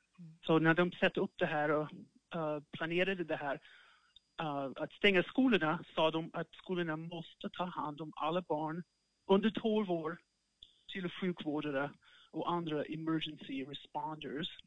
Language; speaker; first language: Swedish; non-native, fluent; English